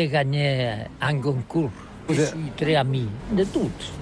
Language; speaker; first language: French; non-native, learner; Catalan